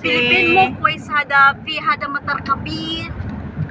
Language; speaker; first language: Arabic; non-native, learner; Cebuano